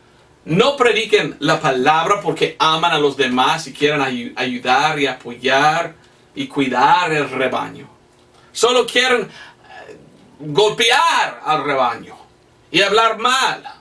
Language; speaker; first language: Spanish; non-native, fluent; English